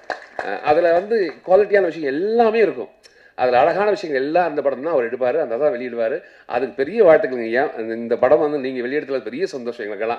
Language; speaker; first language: Tamil; native; Tamil